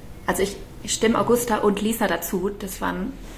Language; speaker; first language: German; native; German